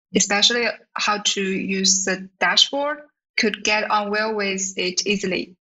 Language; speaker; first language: English; non-native, fluent; Chinese